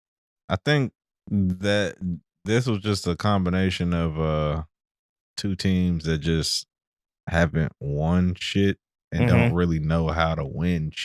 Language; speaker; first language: English; native; English